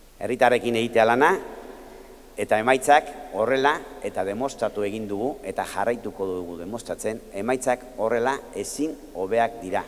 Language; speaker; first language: Basque; native; Basque